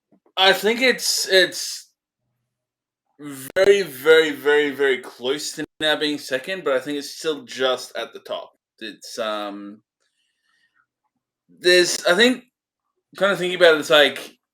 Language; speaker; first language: English; native; English